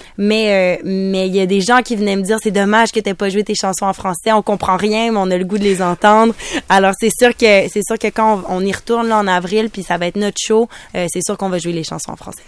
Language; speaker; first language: French; native; French